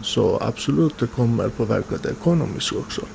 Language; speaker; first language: Swedish; non-native, learner; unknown